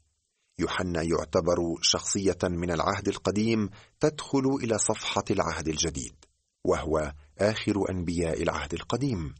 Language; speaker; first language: Arabic; native; Arabic